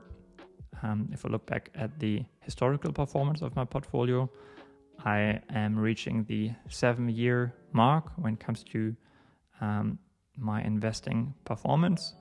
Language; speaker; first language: English; non-native, fluent; German